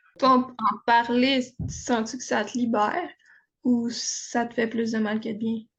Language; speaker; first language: French; native; French